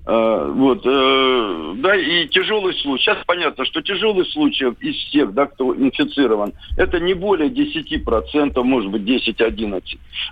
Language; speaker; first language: Russian; native; Russian